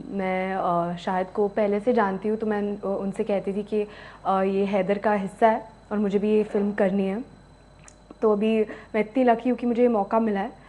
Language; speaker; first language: Hindi; native; Hindi